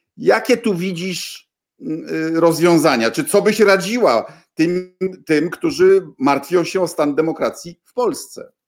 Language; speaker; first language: Polish; native; Polish